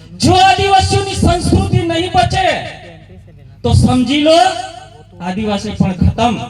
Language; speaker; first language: Gujarati; non-native, local second language; Bhili